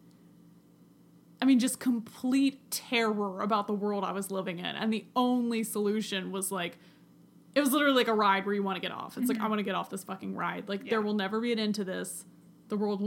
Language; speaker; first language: English; native; English